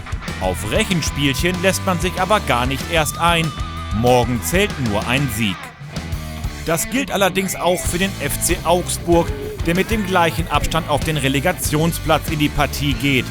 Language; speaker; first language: German; native; German